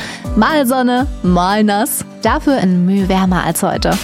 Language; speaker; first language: German; native; German